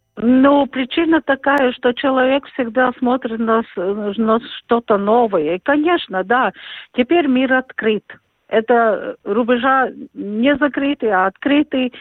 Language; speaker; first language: Russian; non-native, local second language; Latvian